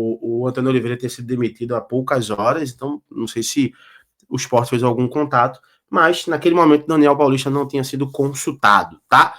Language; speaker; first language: Portuguese; native; Portuguese